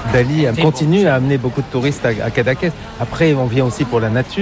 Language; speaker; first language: French; native; French